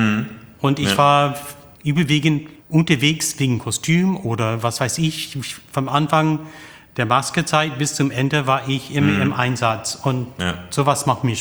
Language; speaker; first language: German; non-native, fluent; English